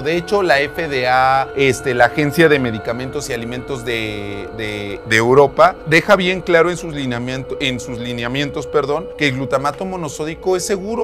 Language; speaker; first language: Spanish; native; Spanish